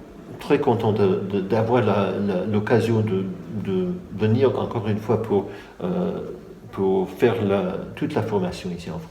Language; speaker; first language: French; non-native, fluent; English